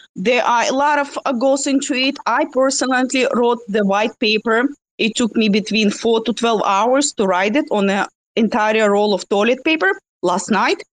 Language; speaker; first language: English; non-native, fluent; Russian